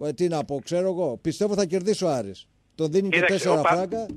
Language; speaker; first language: Greek; native; Greek